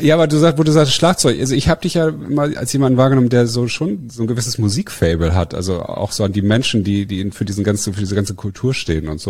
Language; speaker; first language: German; native; German